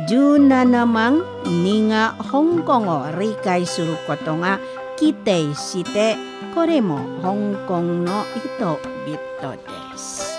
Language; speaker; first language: Japanese; non-native, fluent; Indonesian